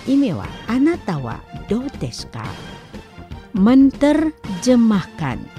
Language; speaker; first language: Japanese; non-native, fluent; Indonesian